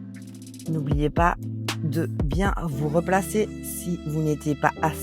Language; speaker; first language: French; native; French